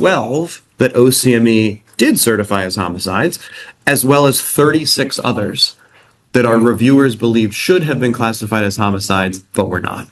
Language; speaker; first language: English; native; English